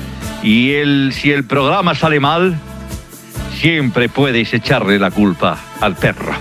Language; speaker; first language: Spanish; native; Spanish